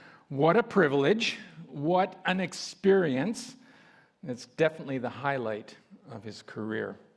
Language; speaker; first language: English; native; English